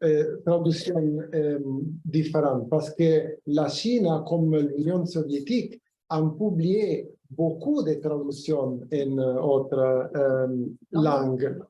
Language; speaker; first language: French; non-native, fluent; Italian